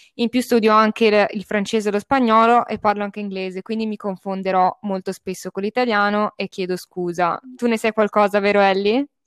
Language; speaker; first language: Italian; native; Italian